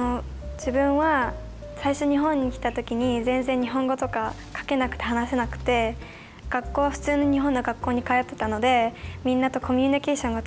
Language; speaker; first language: Japanese; non-native, fluent; English